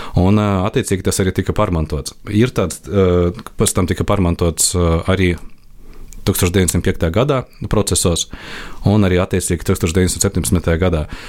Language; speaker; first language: Latvian; non-native, local second language; Russian